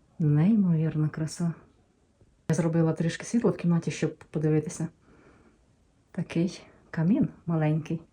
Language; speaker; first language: Ukrainian; native; Ukrainian